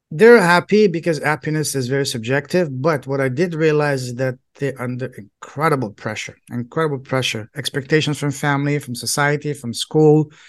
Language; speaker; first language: English; non-native, fluent; French